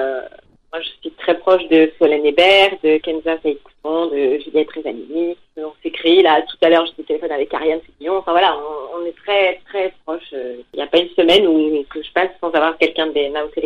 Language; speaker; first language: French; native; French